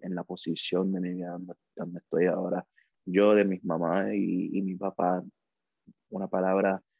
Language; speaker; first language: Spanish; early bilingual, heritage; Spanish